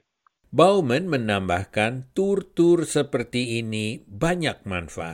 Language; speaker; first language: Indonesian; native; Indonesian